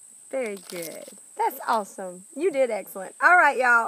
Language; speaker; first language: English; native; English